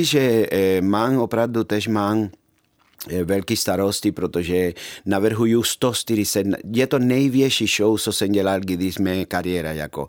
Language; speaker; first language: Czech; non-native, fluent; Spanish